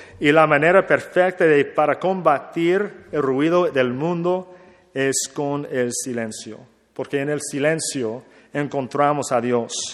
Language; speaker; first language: Spanish; non-native, learner; English